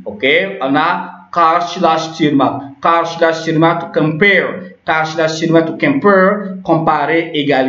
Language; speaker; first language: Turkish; non-native, learner; French